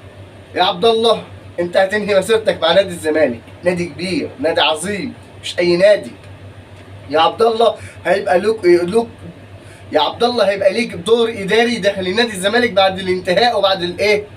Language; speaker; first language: Arabic; native; Arabic